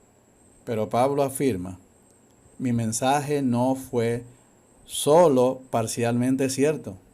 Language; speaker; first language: Spanish; native; Spanish